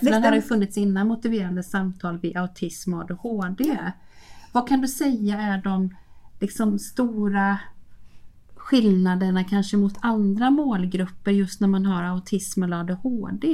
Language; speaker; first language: Swedish; native; Swedish